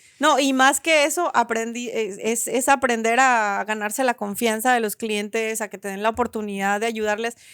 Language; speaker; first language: Spanish; native; Spanish